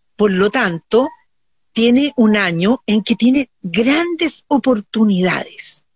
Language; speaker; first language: Spanish; native; Spanish